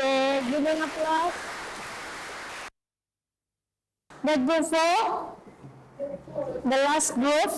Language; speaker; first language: English; non-native, learner; Indonesian